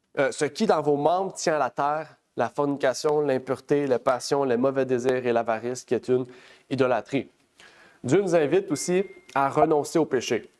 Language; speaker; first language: French; native; French